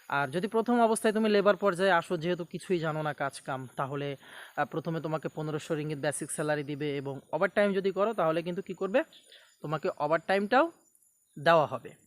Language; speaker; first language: Bangla; native; Bangla